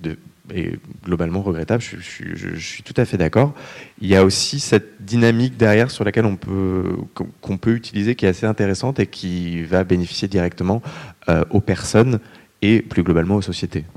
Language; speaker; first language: French; native; French